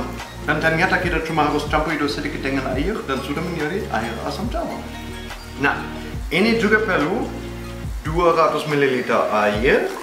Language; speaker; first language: Indonesian; non-native, fluent; German